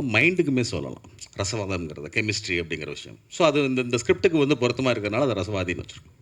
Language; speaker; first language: Tamil; native; Tamil